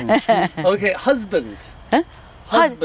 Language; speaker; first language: English; non-native, fluent; Korean